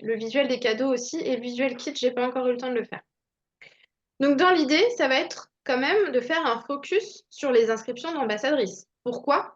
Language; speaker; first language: French; native; French